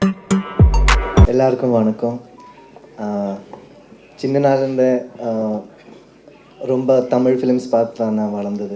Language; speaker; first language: Tamil; non-native, learner; Malayalam